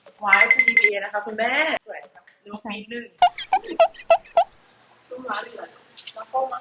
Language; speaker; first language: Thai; non-native, learner; Chinese